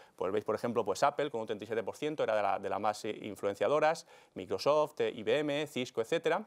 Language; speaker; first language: Spanish; native; Spanish